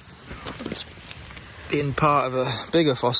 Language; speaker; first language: English; native; English